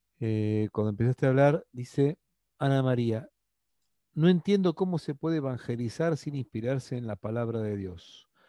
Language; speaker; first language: Spanish; native; Spanish